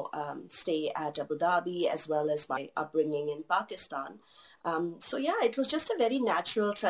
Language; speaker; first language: English; non-native, local second language; Urdu